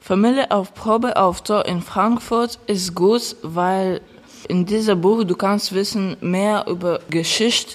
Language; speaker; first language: German; non-native, learner; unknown